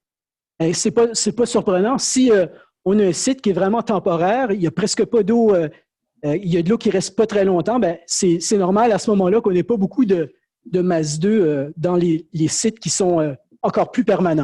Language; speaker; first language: French; native; French